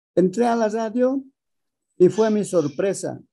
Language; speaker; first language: Spanish; early bilingual, other home language; Aymara